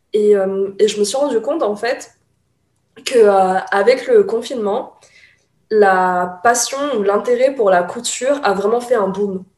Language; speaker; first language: French; early bilingual, other home language; Chinese